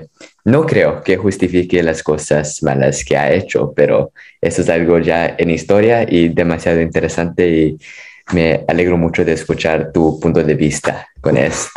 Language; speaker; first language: Spanish; non-native, fluent; English